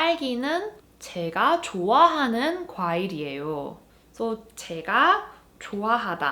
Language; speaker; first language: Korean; early bilingual, heritage; Korean